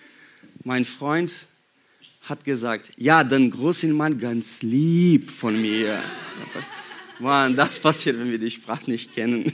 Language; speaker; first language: German; non-native, fluent; Portuguese